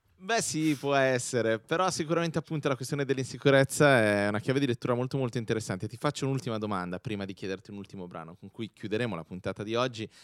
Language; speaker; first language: Italian; native; Italian